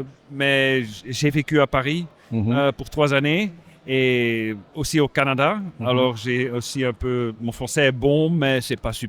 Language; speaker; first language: French; non-native, local second language; Dutch